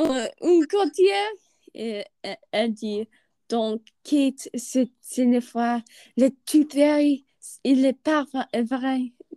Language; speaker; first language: French; non-native, learner; English